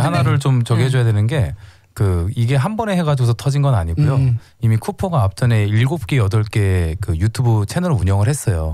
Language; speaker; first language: Korean; native; Korean